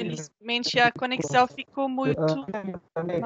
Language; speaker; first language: Portuguese; non-native, fluent; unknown